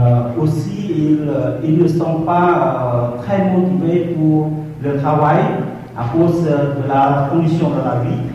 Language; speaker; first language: French; non-native, fluent; Khmer